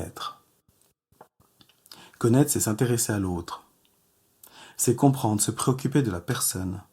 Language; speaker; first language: French; native; French